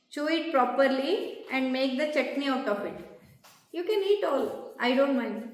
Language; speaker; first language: English; non-native, local second language; Kannada